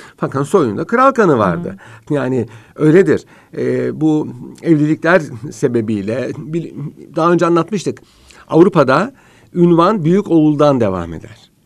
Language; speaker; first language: Turkish; native; Turkish